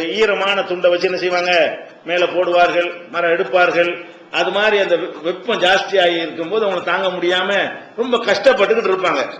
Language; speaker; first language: Tamil; native; Tamil